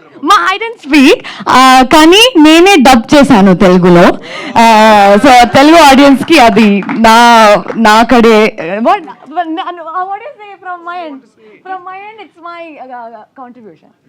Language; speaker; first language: Telugu; non-native, learner; Kannada